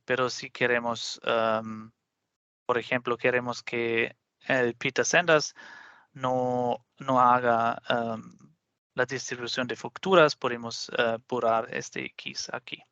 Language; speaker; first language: Spanish; non-native, fluent; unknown